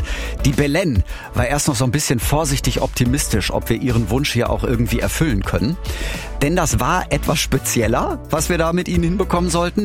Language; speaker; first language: German; native; German